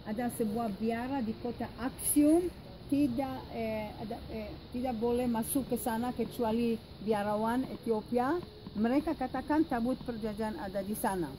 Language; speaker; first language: Indonesian; non-native, fluent; Hebrew